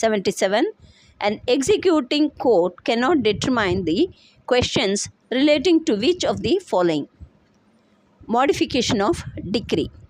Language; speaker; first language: English; non-native, local second language; Tamil